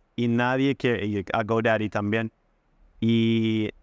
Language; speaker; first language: Spanish; non-native, fluent; English